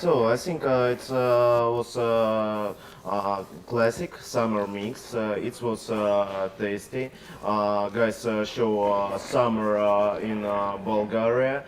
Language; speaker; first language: English; non-native, learner; Russian